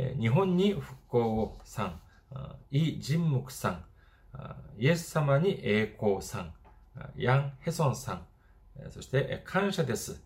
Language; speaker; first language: Japanese; non-native, fluent; Korean